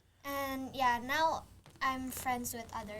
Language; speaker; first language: English; non-native, fluent; Indonesian